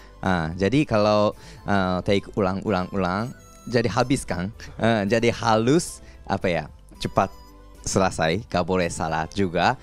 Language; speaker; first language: Indonesian; non-native, fluent; Japanese